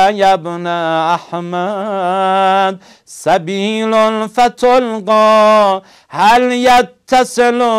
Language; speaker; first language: Arabic; non-native, fluent; Persian